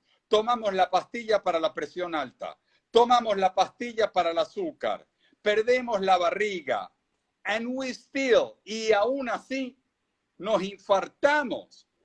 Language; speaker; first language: Spanish; native; Spanish